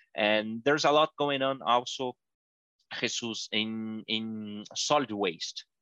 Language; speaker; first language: English; non-native, fluent; Portuguese